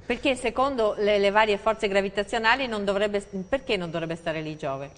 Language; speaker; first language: Italian; native; Italian